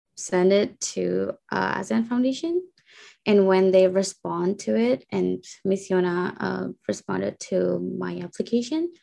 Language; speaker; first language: English; non-native, fluent; Indonesian